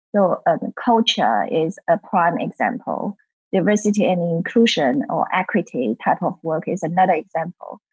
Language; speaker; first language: English; non-native, fluent; Chinese